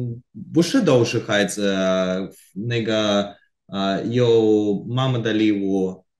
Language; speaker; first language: Chinese; non-native, learner; Korean